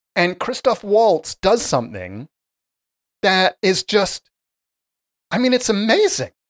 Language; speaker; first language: English; native; English